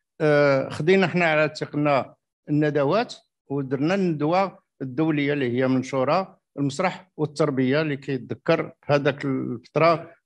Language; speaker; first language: Arabic; native; Arabic